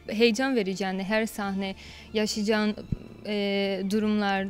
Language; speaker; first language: Turkish; non-native, fluent; Portuguese